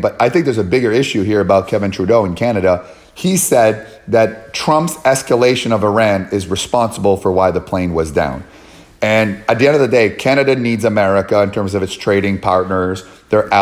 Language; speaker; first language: English; native; English